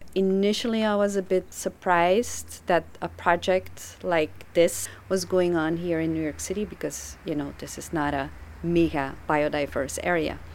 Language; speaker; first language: English; non-native, fluent; Dutch